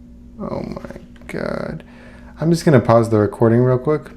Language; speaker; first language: English; native; English